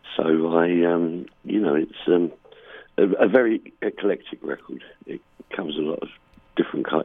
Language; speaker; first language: English; native; English